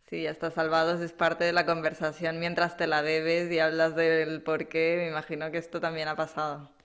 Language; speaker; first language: Spanish; native; Spanish